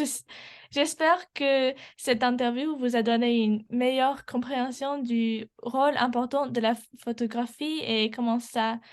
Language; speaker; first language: French; non-native, learner; English